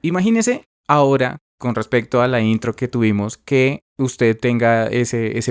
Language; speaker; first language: Spanish; native; Spanish